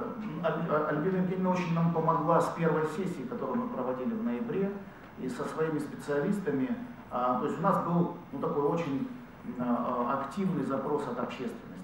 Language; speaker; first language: Russian; native; Russian